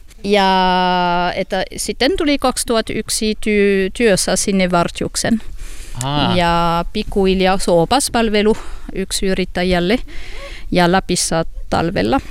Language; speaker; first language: Finnish; non-native, learner; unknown